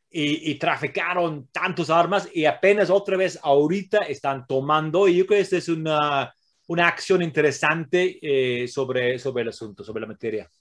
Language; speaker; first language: Spanish; non-native, fluent; English